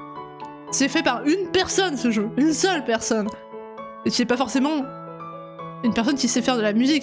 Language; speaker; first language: French; native; French